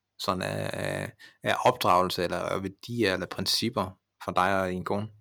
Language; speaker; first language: Danish; early bilingual, other home language; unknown